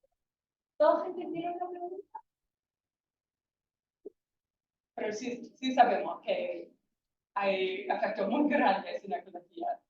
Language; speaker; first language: Spanish; non-native, fluent; English